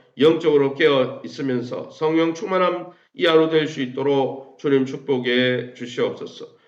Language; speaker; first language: Korean; native; Korean